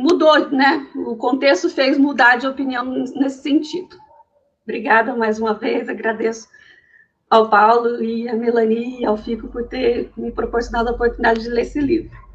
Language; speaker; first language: Portuguese; native; Portuguese